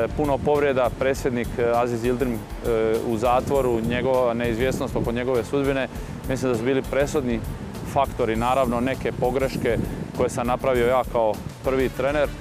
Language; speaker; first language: Croatian; native; Croatian